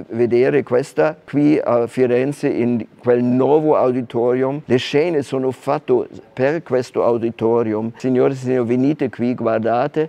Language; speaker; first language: Italian; non-native, fluent; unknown